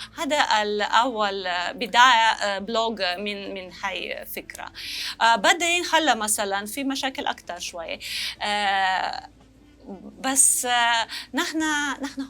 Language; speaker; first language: Arabic; non-native, learner; Russian